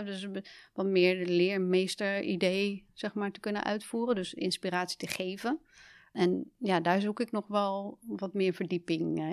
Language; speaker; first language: Dutch; native; Dutch